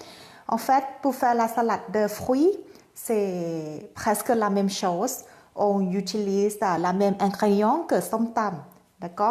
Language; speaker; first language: French; non-native, fluent; Thai